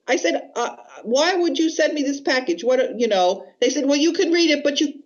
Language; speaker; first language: English; native; English